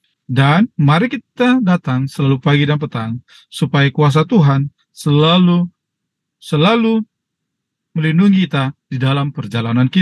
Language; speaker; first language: Indonesian; native; Indonesian